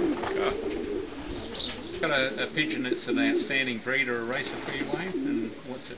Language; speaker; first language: English; native; English